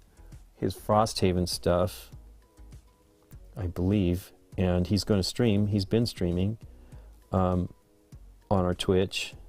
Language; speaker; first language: English; native; English